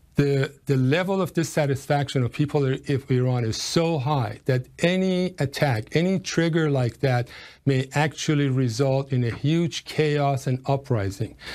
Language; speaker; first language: English; non-native, fluent; Persian